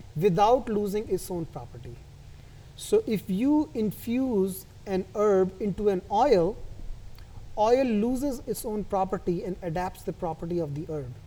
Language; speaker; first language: English; non-native, local second language; Hindi